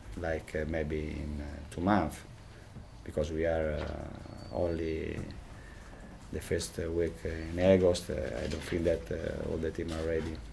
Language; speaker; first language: English; non-native, fluent; Italian